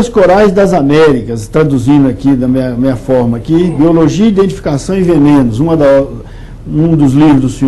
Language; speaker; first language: Portuguese; native; Portuguese